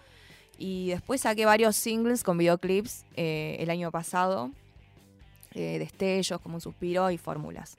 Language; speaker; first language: Spanish; early bilingual, other home language; Chinese